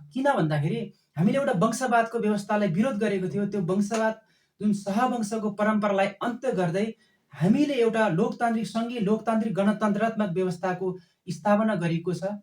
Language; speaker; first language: Nepali; non-native, local second language; Eastern Tamang